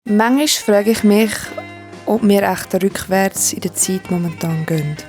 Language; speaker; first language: German; native; German